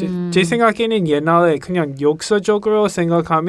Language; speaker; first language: Korean; non-native, learner; English